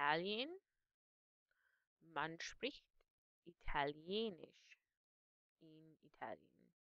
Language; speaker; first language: German; non-native, fluent; English